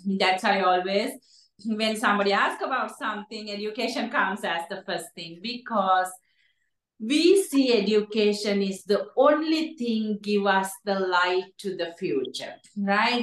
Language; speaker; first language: English; non-native, local second language; Sinhala